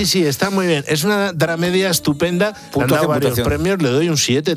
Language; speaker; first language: Spanish; native; Spanish